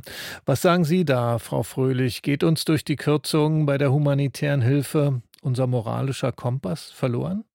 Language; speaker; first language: German; native; German